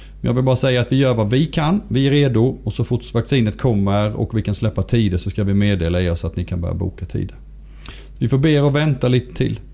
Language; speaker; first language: Swedish; native; Swedish